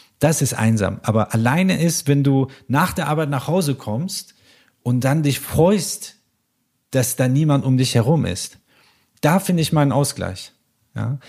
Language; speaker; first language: German; early bilingual, other home language; Persian